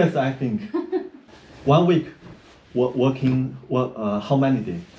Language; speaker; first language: English; non-native, learner; Chinese